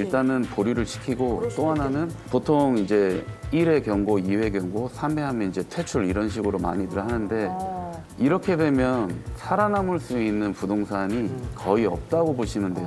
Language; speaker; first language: Korean; native; Korean